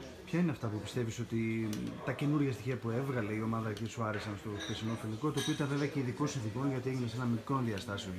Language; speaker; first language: Greek; native; Greek